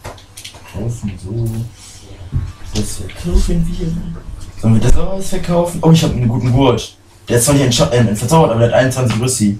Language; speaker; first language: German; native; German